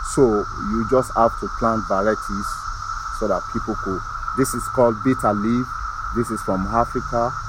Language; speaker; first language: English; non-native, local second language; Yoruba